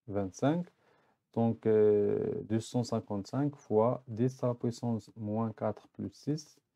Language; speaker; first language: French; non-native, local second language; Arabic